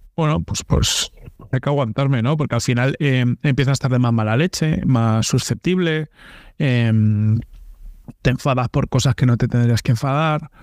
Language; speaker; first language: Spanish; native; Spanish